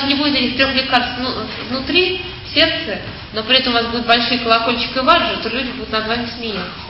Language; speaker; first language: Russian; native; Russian